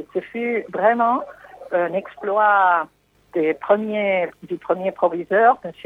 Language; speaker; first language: French; non-native, fluent; Spanish